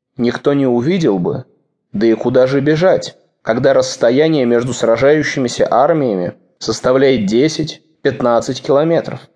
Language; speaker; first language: Russian; native; Russian